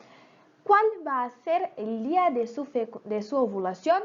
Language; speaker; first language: Spanish; native; Spanish